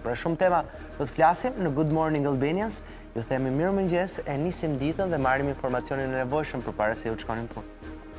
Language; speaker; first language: Albanian; native; Albanian